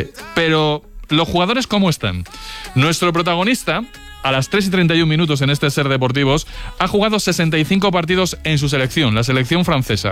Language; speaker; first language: Spanish; native; Spanish